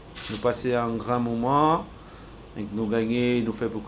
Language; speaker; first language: French; non-native, learner; Portuguese